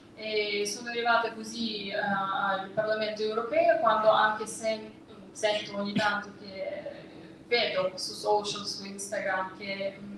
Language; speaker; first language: Italian; non-native, fluent; Russian